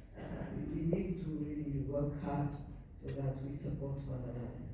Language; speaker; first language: English; non-native, local second language; Amharic